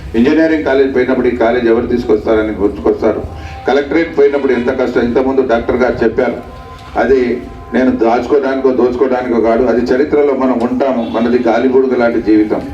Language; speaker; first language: Telugu; non-native, local second language; Lambadi